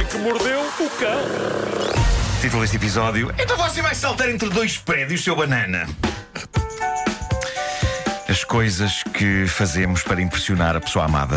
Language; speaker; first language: Portuguese; native; Portuguese